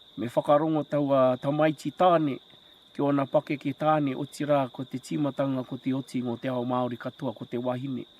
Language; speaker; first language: Māori; non-native, local second language; English